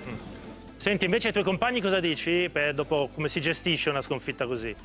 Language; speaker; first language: Italian; native; Italian